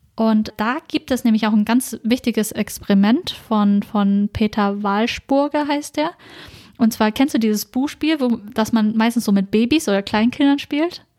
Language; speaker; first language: German; early bilingual, other home language; Vietnamese